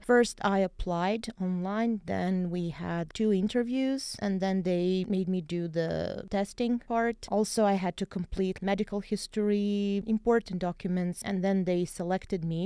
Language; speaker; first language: English; non-native, fluent; Bosnian